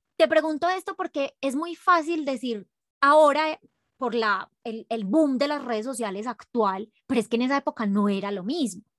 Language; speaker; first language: Spanish; native; Spanish